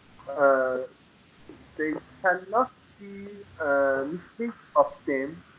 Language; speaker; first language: English; non-native, learner; Persian